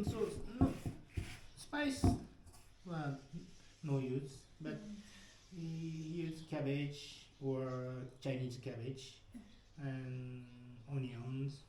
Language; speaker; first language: English; non-native, learner; Japanese